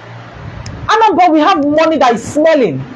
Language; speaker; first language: English; non-native, local second language; Igbo